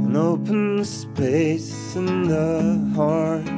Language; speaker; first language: English; non-native, fluent; German